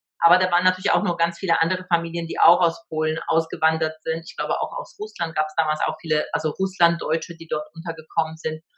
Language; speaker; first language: German; early bilingual, other home language; Polish